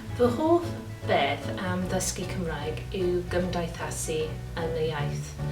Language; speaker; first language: Welsh; non-native, local second language; English